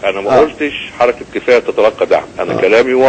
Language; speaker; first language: Arabic; native; Arabic